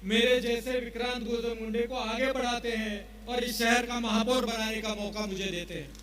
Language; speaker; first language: Hindi; non-native, local second language; Marathi